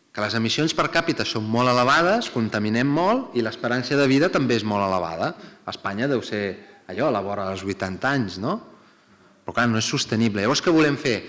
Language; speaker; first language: Catalan; non-native, fluent; Italian